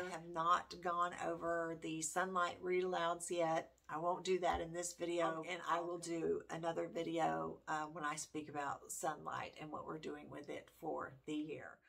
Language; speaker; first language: English; native; English